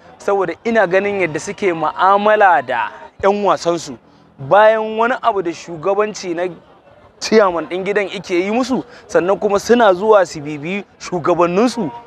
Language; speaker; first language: Hausa; native; Hausa